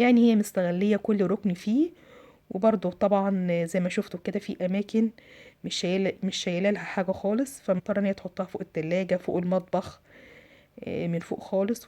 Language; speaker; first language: Arabic; native; Arabic